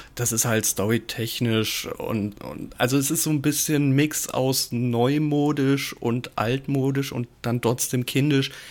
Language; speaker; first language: German; non-native, fluent; English